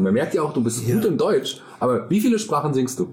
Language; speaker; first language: German; native; German